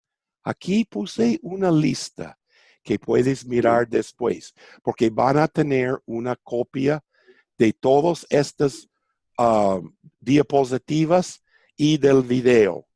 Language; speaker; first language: Spanish; non-native, fluent; English